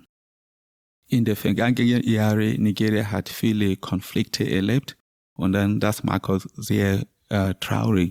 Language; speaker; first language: German; non-native, learner; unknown